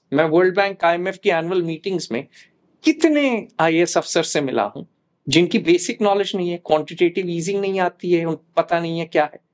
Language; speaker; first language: Hindi; native; Hindi